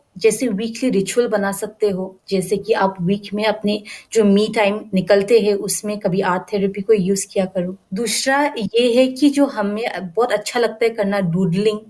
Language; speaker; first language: Hindi; non-native, local second language; Garo